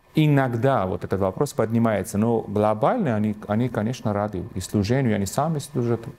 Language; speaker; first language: Russian; non-native, local second language; Armenian